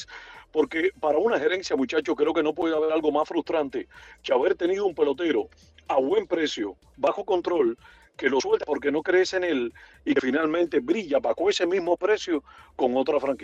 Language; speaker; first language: Spanish; native; Spanish